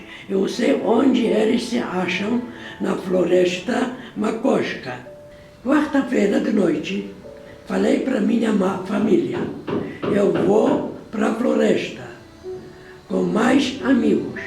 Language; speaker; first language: Portuguese; non-native, fluent; Polish